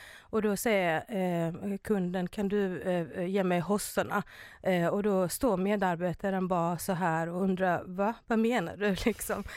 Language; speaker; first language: Swedish; non-native, fluent; Arabic